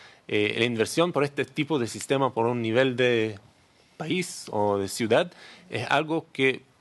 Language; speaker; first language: Spanish; non-native, learner; Hebrew